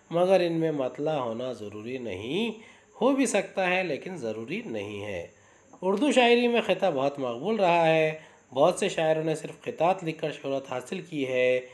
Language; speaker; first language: Urdu; native; Urdu